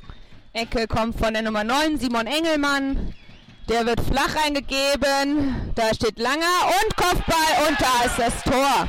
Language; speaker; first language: German; native; German